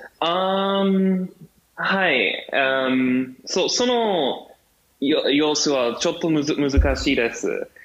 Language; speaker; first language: Japanese; non-native, learner; English